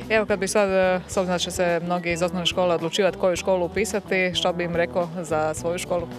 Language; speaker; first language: Croatian; native; Croatian